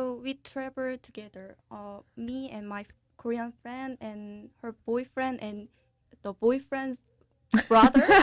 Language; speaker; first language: English; non-native, learner; Korean